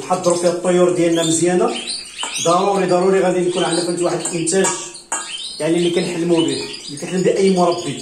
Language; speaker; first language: Arabic; native; Arabic